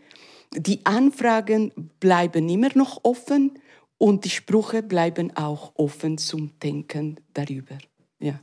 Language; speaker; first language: German; non-native, learner; Spanish